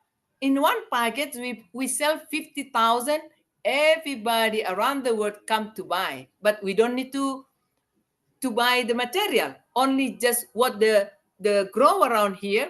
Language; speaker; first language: English; non-native, learner; Indonesian